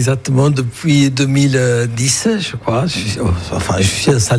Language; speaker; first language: French; non-native, fluent; Italian